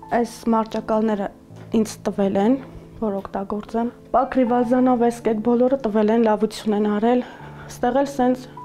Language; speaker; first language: Armenian; native; Armenian